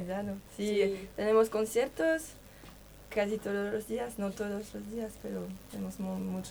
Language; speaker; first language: Spanish; non-native, learner; French